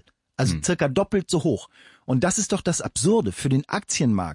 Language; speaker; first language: German; native; German